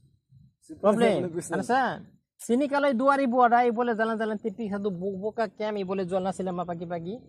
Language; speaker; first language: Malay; non-native, learner; Bangla